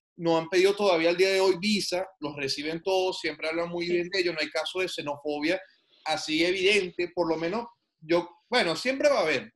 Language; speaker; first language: Spanish; native; Spanish